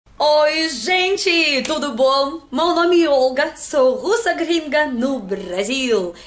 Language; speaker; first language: Portuguese; non-native, learner; Russian